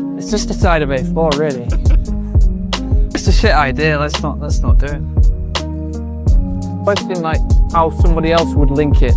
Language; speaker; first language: English; native; English